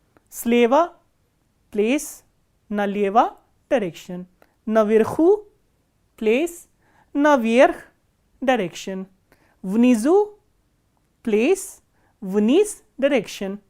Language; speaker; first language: Russian; non-native, fluent; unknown